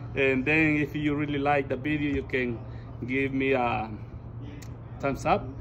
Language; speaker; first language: English; non-native, learner; Spanish